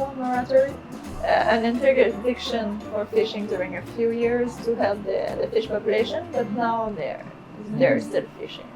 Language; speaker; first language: English; non-native, local second language; French